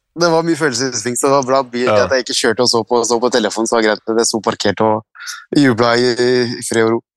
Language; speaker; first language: Norwegian; early bilingual, other home language; Arabic